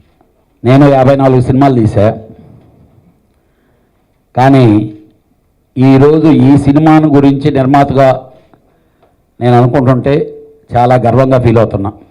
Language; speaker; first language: Telugu; native; Telugu